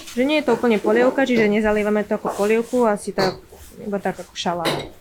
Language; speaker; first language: Slovak; early bilingual, other home language; Vietnamese